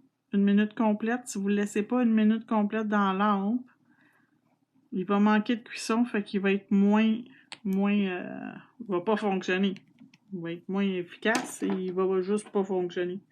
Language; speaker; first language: French; native; French